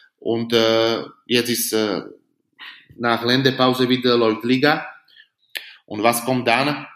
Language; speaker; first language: German; non-native, learner; Slovak